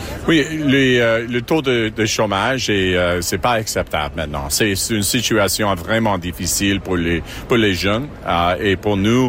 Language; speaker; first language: French; non-native, local second language; English